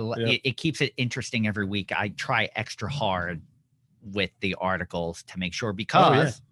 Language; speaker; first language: English; native; English